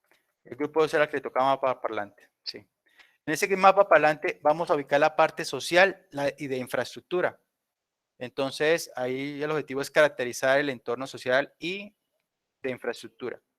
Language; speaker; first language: Spanish; native; Spanish